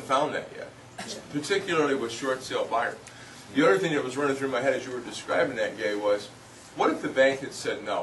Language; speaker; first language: English; native; English